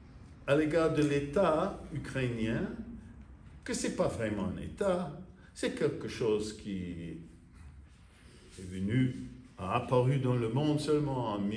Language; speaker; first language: French; non-native, fluent; English